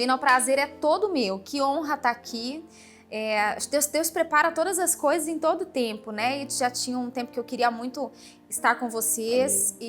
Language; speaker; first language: Portuguese; native; Portuguese